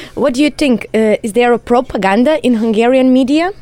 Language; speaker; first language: English; non-native, fluent; Lithuanian